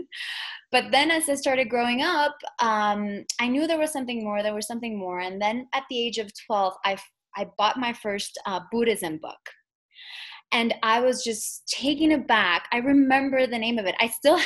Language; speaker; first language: English; native; English